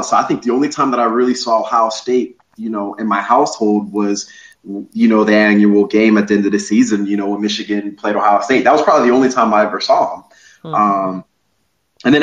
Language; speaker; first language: English; native; English